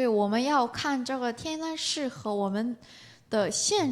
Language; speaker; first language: Chinese; non-native, learner; Korean